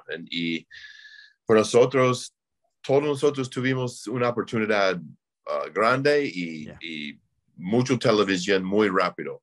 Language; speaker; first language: Spanish; non-native, learner; English